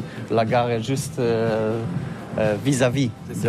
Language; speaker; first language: French; non-native, learner; Polish